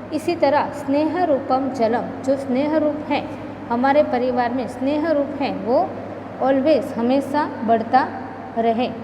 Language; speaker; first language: Hindi; non-native, local second language; Gujarati